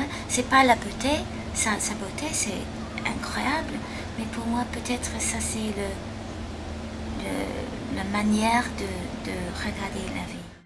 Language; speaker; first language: French; non-native, fluent; English